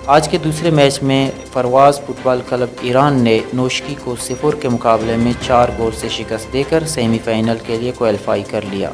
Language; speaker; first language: Urdu; non-native, local second language; Baluchi